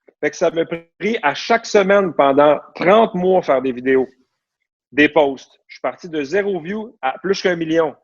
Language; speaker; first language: French; native; French